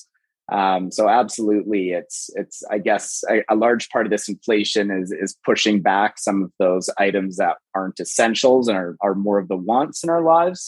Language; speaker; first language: English; native; English